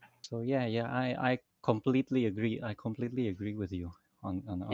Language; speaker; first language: English; non-native, fluent; Indonesian